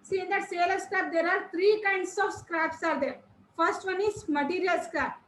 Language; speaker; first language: English; non-native, local second language; Kannada